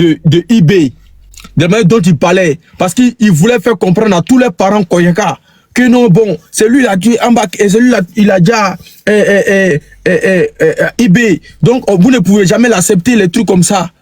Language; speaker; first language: French; native; French